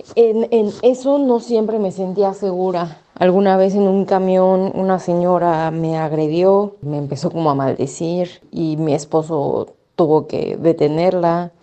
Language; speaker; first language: Spanish; native; Spanish